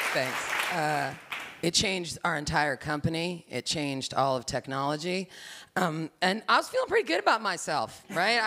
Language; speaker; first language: English; native; English